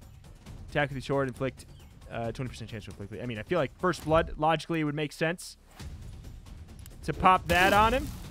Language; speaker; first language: English; native; English